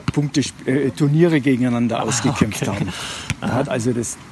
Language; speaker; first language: German; non-native, fluent; Latvian